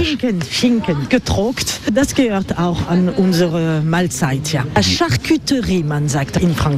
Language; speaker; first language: German; non-native, learner; French